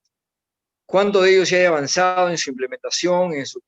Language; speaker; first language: Spanish; native; Spanish